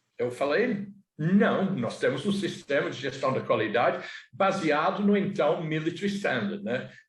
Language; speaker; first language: Portuguese; non-native, fluent; English